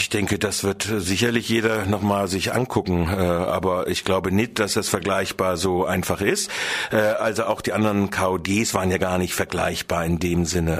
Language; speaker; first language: German; native; German